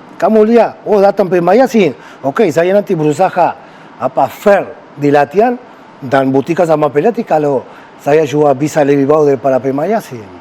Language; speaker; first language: Indonesian; non-native, fluent; Spanish